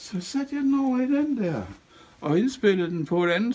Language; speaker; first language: Danish; native; Danish